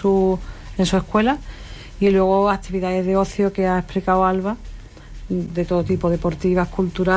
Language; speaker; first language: Spanish; native; Spanish